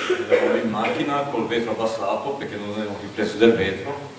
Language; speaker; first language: Italian; native; Italian